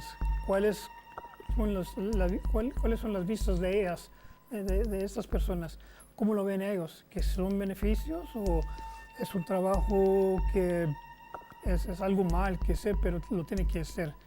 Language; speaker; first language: Spanish; non-native, fluent; English